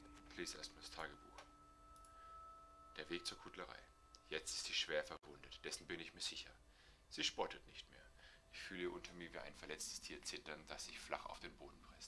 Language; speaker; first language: German; native; German